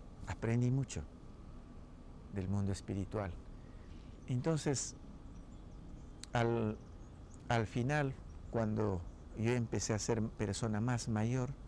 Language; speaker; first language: Spanish; non-native, local second language; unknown